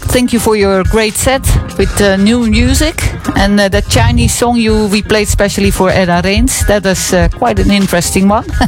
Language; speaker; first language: English; non-native, fluent; Dutch